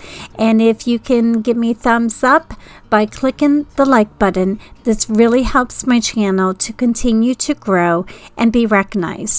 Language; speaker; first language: English; native; English